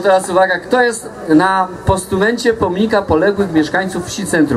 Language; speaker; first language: Polish; native; Polish